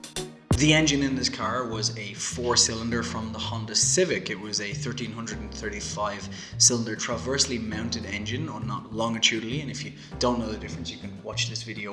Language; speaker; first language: English; native; English